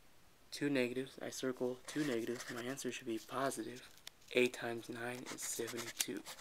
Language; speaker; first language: English; native; English